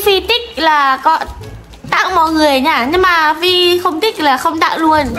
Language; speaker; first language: Vietnamese; non-native, learner; Indonesian